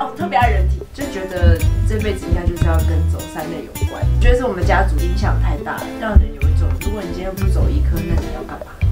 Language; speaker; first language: Chinese; native; Chinese